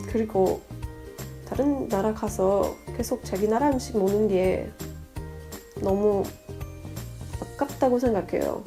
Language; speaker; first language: Korean; non-native, fluent; French